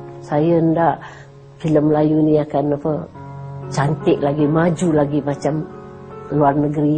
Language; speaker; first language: Malay; native; Malay